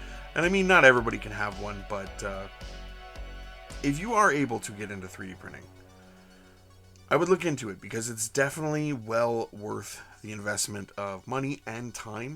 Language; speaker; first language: English; native; English